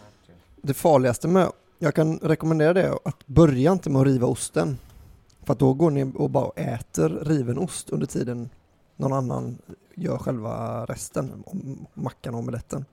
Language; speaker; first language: Swedish; native; Swedish